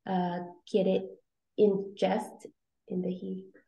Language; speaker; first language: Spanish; early bilingual, heritage; Spanish